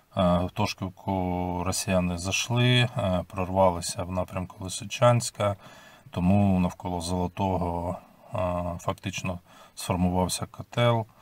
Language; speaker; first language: Ukrainian; native; Ukrainian